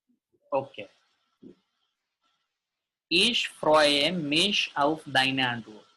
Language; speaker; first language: German; non-native, fluent; Gujarati